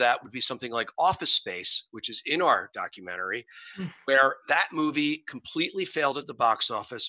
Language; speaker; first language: English; native; English